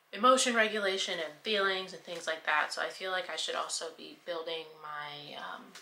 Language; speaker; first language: English; native; English